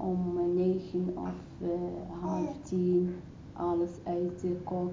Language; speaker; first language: Dutch; non-native, learner; Arabic